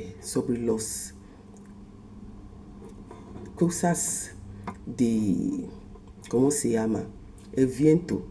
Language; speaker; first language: Spanish; non-native, fluent; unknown